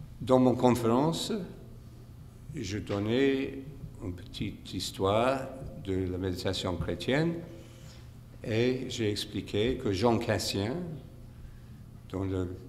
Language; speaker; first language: French; non-native, fluent; English